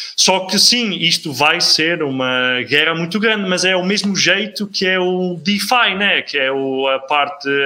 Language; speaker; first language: Portuguese; non-native, fluent; Dutch